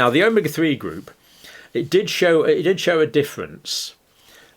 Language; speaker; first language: English; native; English